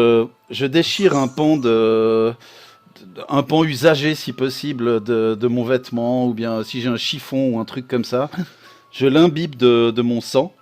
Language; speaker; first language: French; native; French